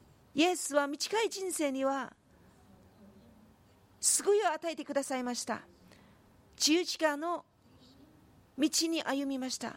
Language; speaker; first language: Japanese; non-native, fluent; Korean